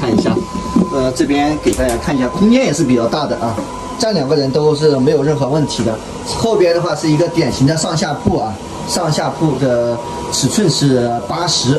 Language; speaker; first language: Chinese; native; Chinese